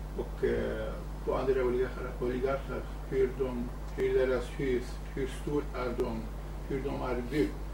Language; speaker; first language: Swedish; non-native, fluent; Kurdish